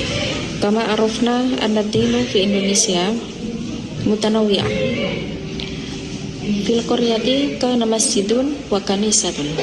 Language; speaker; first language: Arabic; non-native, learner; Indonesian